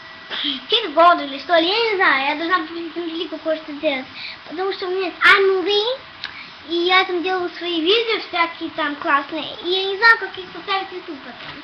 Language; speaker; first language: Russian; early bilingual, heritage; Russian